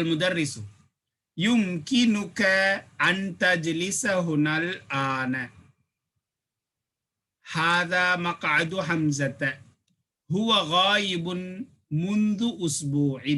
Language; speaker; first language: Arabic; non-native, fluent; Tamil